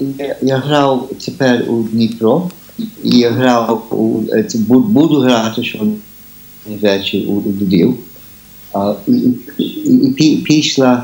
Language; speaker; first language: Ukrainian; early bilingual, heritage; Ukrainian